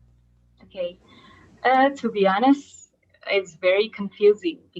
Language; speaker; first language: English; non-native, fluent; Indonesian